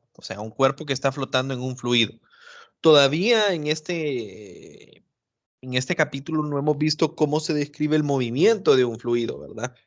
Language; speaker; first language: Spanish; native; Spanish